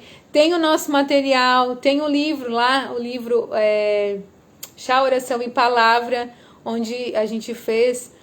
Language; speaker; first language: Portuguese; native; Portuguese